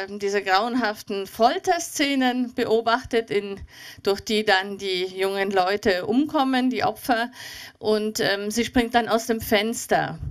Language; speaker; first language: German; native; German